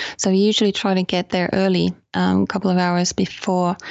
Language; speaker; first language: English; non-native, fluent; Finnish